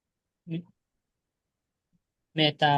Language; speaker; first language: Japanese; non-native, learner; Filipino